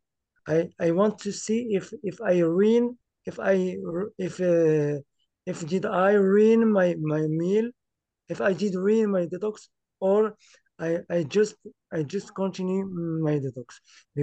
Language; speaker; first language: English; non-native, learner; Arabic